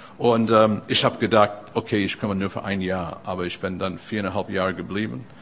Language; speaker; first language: German; non-native, fluent; English